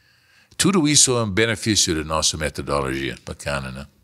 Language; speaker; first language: Portuguese; non-native, fluent; English